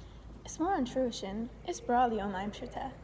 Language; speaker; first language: Irish; non-native, learner; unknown